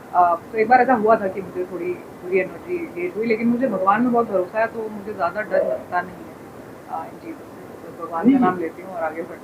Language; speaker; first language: Hindi; native; Hindi